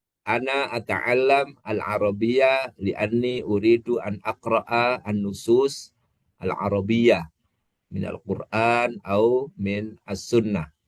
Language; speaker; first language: Arabic; non-native, fluent; Indonesian